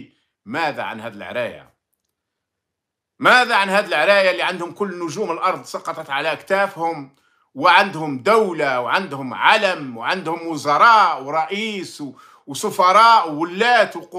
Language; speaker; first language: Arabic; native; Arabic